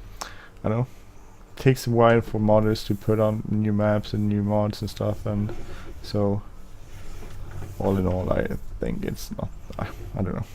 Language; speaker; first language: English; non-native, fluent; Swedish